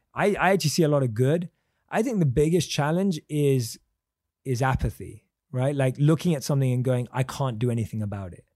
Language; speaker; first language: English; native; English